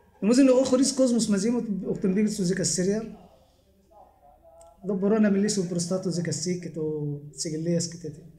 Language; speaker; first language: Greek; non-native, learner; Arabic